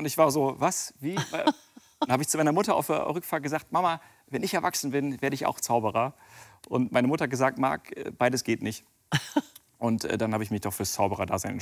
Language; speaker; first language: German; native; German